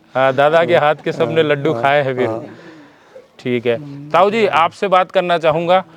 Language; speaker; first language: Hindi; native; Hindi